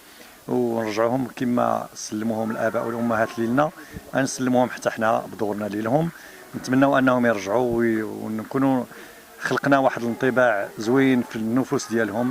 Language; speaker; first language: Arabic; native; Arabic